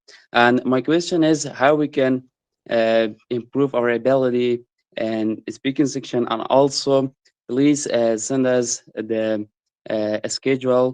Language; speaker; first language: English; non-native, learner; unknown